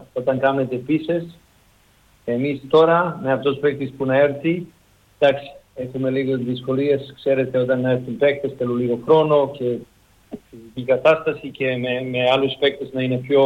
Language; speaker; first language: Greek; non-native, learner; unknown